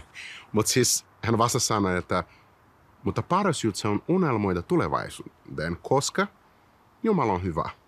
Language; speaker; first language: Finnish; non-native, fluent; Portuguese